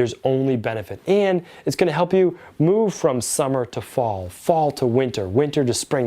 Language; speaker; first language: English; native; English